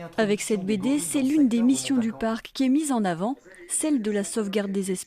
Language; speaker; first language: French; native; French